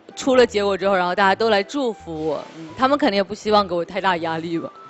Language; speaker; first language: Chinese; native; Chinese